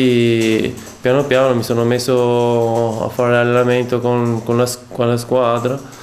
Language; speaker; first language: Italian; non-native, fluent; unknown